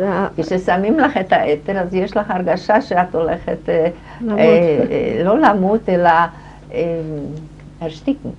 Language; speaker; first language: Hebrew; non-native, fluent; German